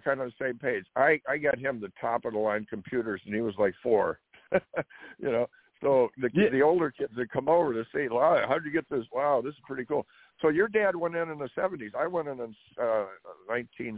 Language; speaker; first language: English; native; English